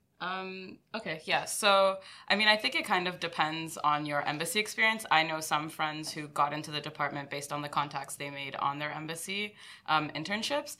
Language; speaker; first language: English; early bilingual, other home language; French